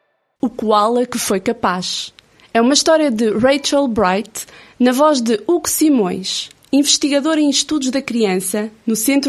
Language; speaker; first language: Portuguese; native; Portuguese